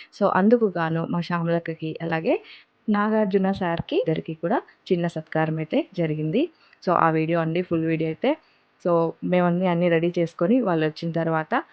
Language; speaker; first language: Telugu; native; Telugu